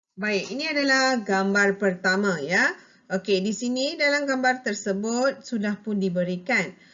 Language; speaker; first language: Malay; non-native, local second language; Tamil